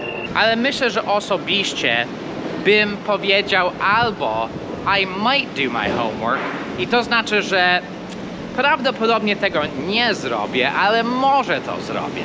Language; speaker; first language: Polish; non-native, fluent; English